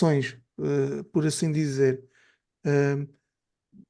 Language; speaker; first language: Portuguese; native; Portuguese